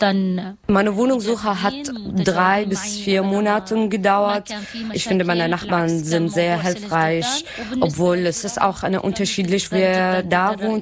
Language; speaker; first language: German; non-native, learner; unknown